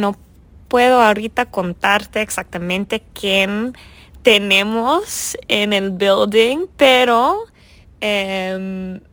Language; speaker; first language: Spanish; early bilingual, heritage; English